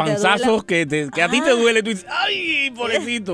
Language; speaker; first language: Spanish; native; Spanish